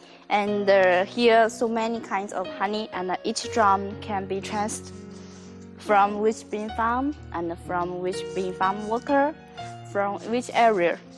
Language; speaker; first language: English; non-native, learner; Chinese